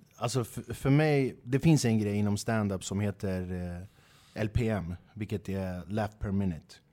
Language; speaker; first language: Swedish; early bilingual, other home language; Kurdish